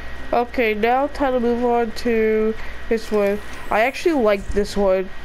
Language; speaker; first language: English; native; English